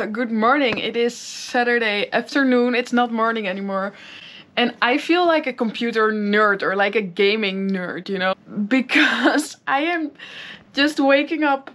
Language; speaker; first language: English; non-native, fluent; Dutch